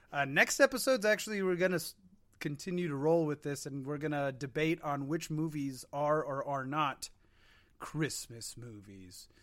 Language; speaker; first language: English; native; English